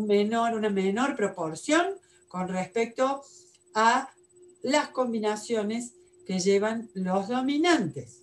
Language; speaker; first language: Spanish; native; Spanish